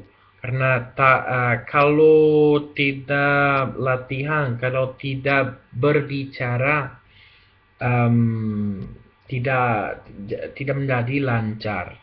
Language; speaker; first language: Indonesian; non-native, learner; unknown